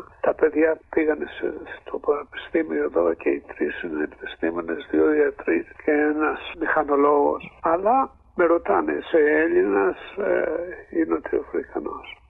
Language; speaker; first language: Greek; early bilingual, other home language; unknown